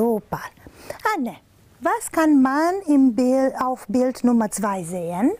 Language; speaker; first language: German; non-native, fluent; Romanian